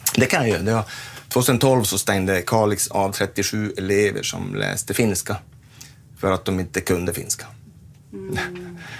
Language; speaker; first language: Swedish; native; Swedish